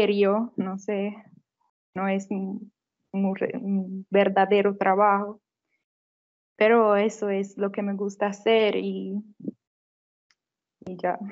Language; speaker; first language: Spanish; non-native, fluent; Italian